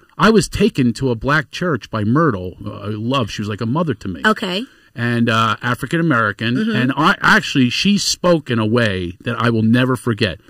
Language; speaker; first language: English; native; English